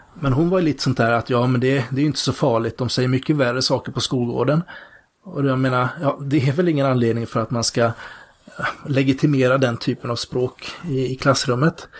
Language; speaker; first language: Swedish; native; Swedish